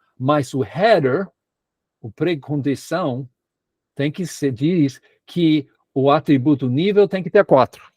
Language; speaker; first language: Portuguese; non-native, fluent; English